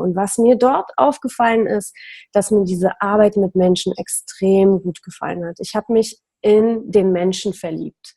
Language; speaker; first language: German; early bilingual, other home language; Polish